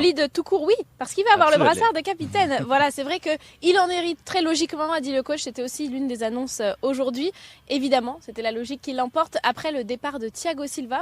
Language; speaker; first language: French; native; French